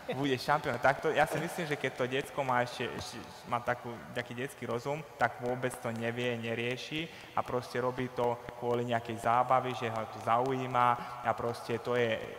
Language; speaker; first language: Slovak; non-native, local second language; Hungarian